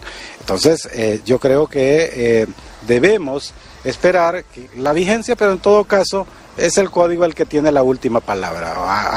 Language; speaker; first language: Spanish; native; Spanish